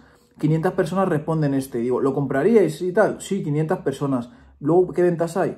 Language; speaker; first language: Spanish; native; Spanish